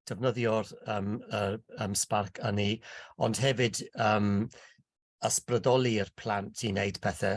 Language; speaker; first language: Welsh; non-native, local second language; English